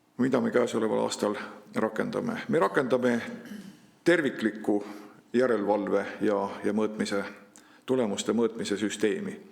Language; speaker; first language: Estonian; native; Estonian